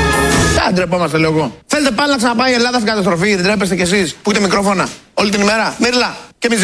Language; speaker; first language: Greek; native; Greek